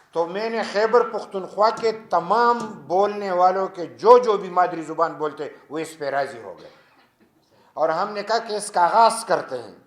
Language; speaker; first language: Urdu; non-native, local second language; Pashto